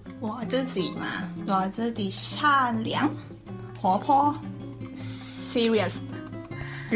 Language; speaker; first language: Chinese; non-native, learner; Thai